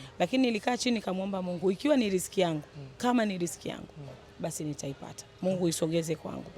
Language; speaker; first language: Swahili; native; Swahili